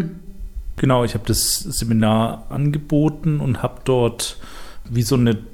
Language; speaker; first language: German; native; German